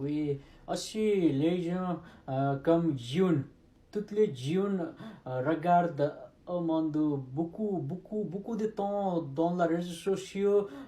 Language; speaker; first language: French; non-native, learner; Nepali